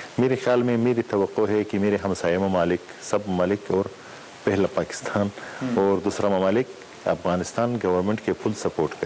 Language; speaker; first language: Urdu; non-native, learner; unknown